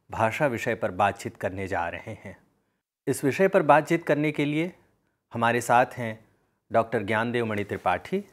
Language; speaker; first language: Hindi; native; Hindi